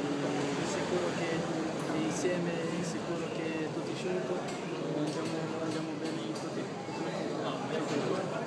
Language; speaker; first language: Italian; non-native, learner; Portuguese